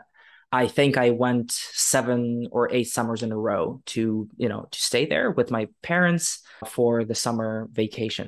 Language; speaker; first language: English; non-native, fluent; Ukrainian